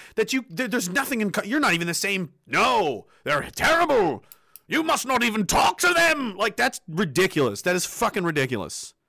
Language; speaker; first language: English; early bilingual, other home language; Danish